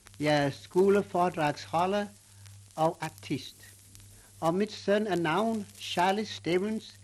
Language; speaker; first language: Danish; non-native, fluent; English